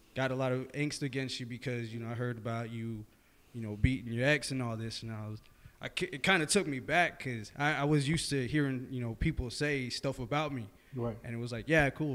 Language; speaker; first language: English; native; English